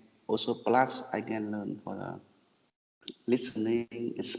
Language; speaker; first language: English; non-native, learner; Vietnamese